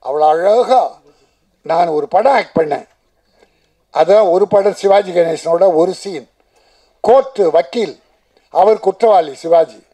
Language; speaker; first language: Tamil; native; Tamil